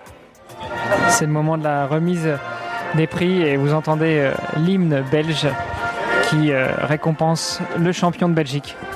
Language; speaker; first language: French; native; French